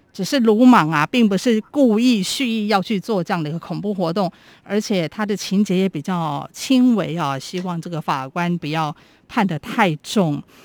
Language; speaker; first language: Chinese; native; Chinese